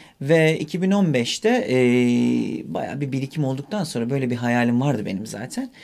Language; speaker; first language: Turkish; native; Turkish